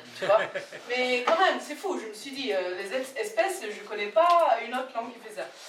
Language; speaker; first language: French; non-native, fluent; English